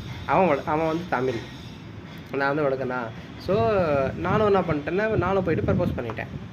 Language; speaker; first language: Tamil; non-native, local second language; Hindi